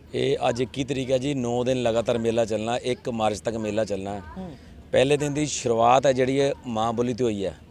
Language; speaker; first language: Punjabi; native; Punjabi